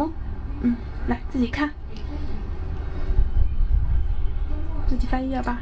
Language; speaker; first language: Chinese; native; Chinese